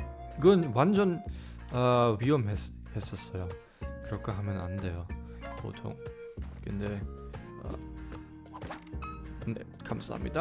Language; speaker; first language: Korean; non-native, fluent; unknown